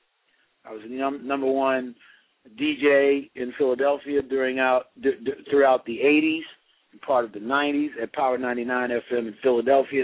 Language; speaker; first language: English; native; English